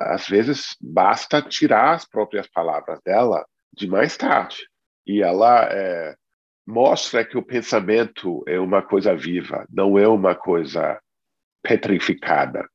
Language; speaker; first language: Portuguese; non-native, fluent; English